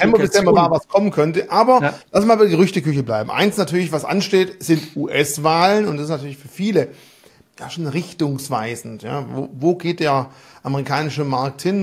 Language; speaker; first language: German; native; German